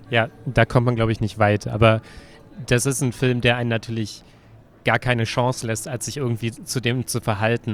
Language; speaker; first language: German; native; German